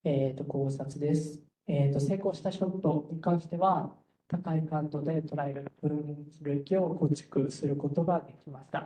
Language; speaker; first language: Japanese; native; Japanese